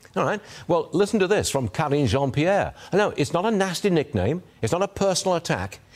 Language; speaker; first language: English; native; English